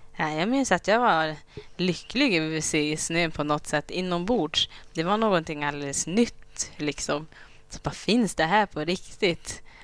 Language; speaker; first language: Swedish; early bilingual, other home language; Kinyarwanda